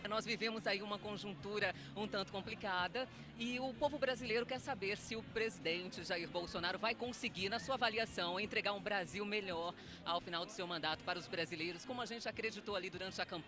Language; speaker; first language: Portuguese; native; Portuguese